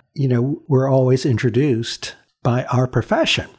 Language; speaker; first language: English; early bilingual, other home language; Chinese